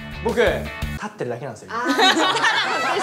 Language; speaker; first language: Japanese; native; Japanese